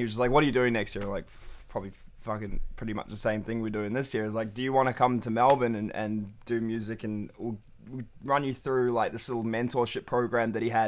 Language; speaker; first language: English; native; English